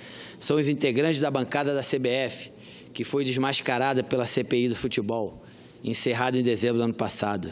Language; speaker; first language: Portuguese; native; Portuguese